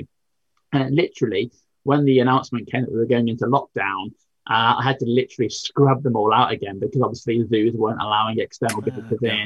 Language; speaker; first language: English; native; English